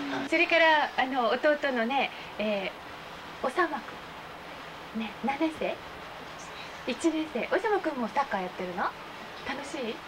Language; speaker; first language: Japanese; native; Japanese